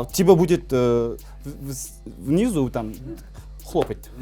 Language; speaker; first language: Russian; non-native, local second language; Kazakh